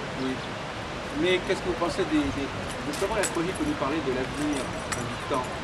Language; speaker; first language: French; native; French